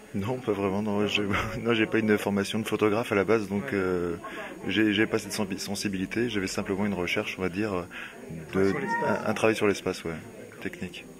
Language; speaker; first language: French; native; French